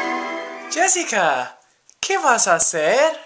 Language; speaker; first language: Spanish; non-native, fluent; English